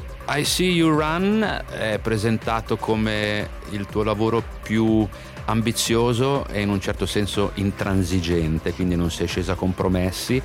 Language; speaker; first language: Italian; native; Italian